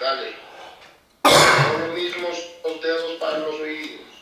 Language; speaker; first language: Spanish; early bilingual, heritage; Spanish